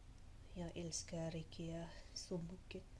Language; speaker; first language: Swedish; non-native, learner; English